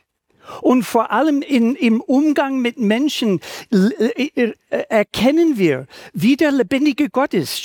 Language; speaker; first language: German; non-native, fluent; English